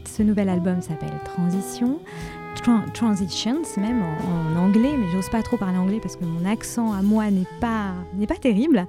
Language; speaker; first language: French; native; French